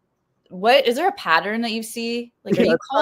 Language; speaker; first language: English; native; English